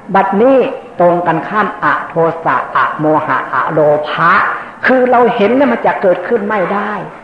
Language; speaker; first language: Thai; native; Thai